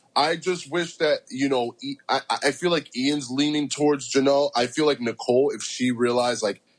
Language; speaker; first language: English; early bilingual, other home language; Spanish